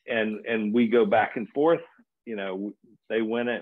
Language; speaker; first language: English; native; English